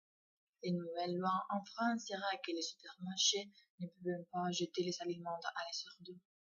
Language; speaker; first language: French; non-native, learner; Spanish